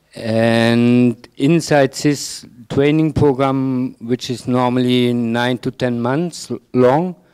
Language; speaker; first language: English; non-native, fluent; German